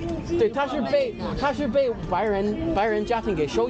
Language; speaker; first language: Chinese; non-native, fluent; English